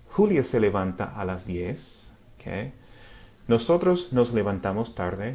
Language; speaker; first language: Spanish; non-native, fluent; English